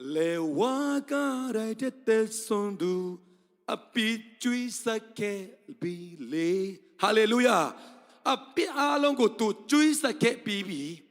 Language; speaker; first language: Burmese; non-native, local second language; Tedim Chin